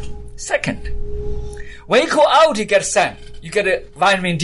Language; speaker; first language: English; native; English